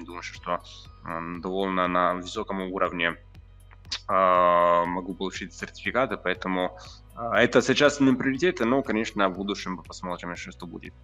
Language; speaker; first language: Russian; non-native, fluent; Italian